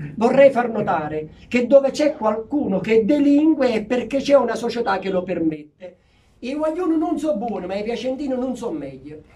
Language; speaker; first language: Italian; native; Italian